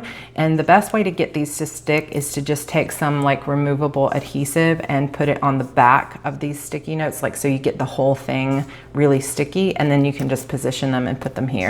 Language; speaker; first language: English; native; English